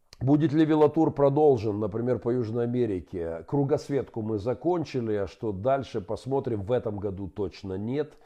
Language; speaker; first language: Russian; native; Russian